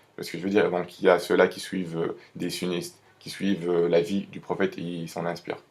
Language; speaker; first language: French; non-native, local second language; Arabic